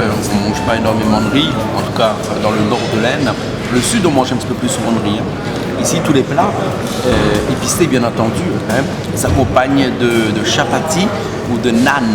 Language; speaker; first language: French; native; French